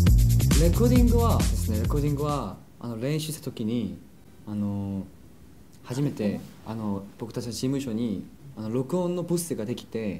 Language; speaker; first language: Japanese; non-native, fluent; Korean